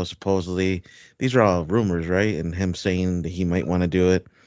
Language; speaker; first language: English; native; English